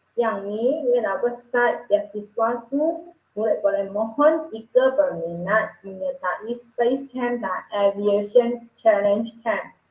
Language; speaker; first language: Malay; non-native, local second language; Chinese